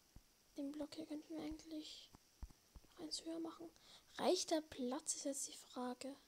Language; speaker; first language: German; native; German